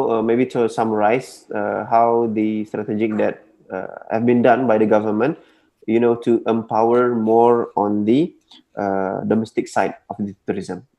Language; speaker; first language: English; non-native, local second language; Indonesian